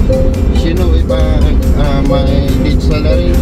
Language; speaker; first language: English; non-native, learner; Filipino